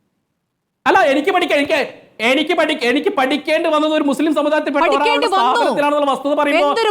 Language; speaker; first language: Malayalam; native; Malayalam